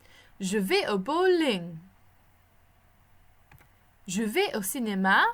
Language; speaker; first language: French; non-native, fluent; English